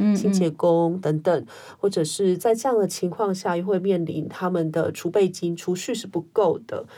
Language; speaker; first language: Chinese; non-native, local second language; Min Nan Chinese